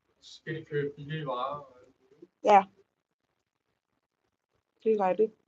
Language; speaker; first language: Danish; non-native, learner; Thai